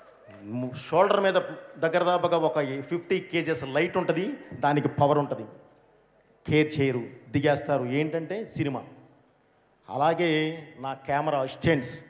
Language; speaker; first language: Telugu; native; Telugu